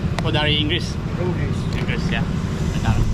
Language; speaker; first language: Indonesian; non-native, learner; English